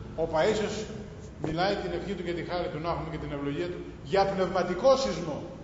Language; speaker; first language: Greek; native; Greek